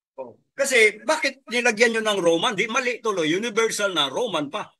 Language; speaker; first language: Filipino; native; Filipino